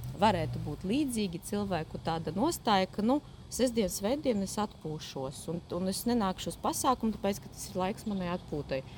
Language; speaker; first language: Latvian; non-native, local second language; Polish